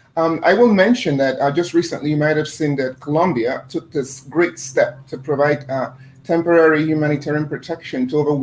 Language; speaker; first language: English; non-native, fluent; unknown